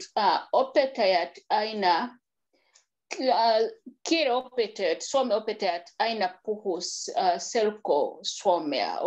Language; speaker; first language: Finnish; non-native, learner; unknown